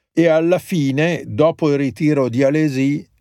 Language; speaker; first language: Italian; native; Italian